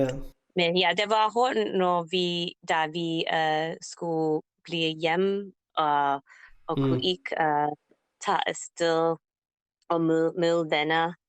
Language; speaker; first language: Danish; non-native, learner; English